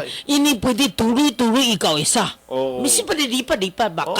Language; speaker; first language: Filipino; non-native, learner; Chinese